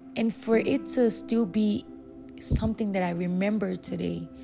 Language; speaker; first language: English; non-native, local second language; Yoruba